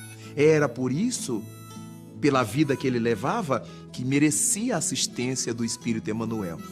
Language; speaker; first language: Portuguese; native; Portuguese